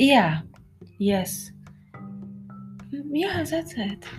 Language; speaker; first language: English; non-native, learner; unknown